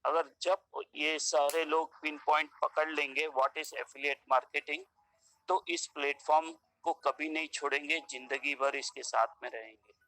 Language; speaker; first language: Hindi; non-native, local second language; Kannada